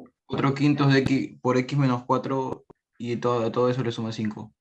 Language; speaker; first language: Spanish; native; Spanish